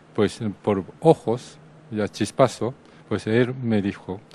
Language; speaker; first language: Spanish; non-native, learner; Japanese